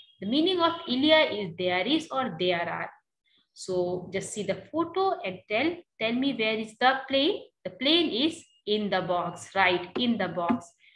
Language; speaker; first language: English; non-native, local second language; Hindi